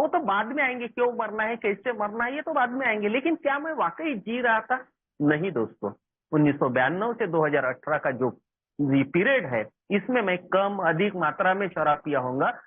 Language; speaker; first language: Hindi; non-native, local second language; Marathi